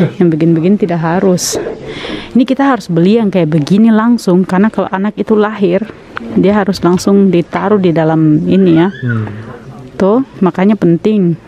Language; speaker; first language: Indonesian; native; Indonesian